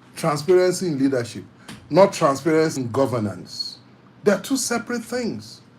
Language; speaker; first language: English; non-native, local second language; Yoruba